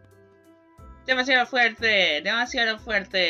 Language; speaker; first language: Spanish; non-native, learner; English